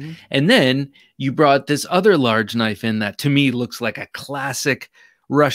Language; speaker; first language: English; native; English